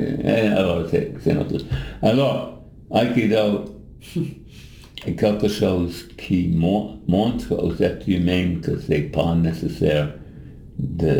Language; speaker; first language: French; non-native, learner; English